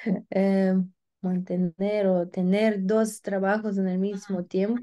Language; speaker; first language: Spanish; non-native, learner; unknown